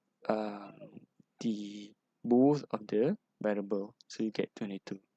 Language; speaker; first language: English; non-native, local second language; Malay